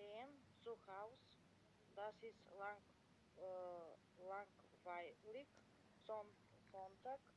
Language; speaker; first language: German; non-native, learner; Macedonian